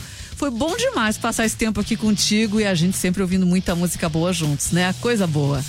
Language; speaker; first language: Portuguese; native; Portuguese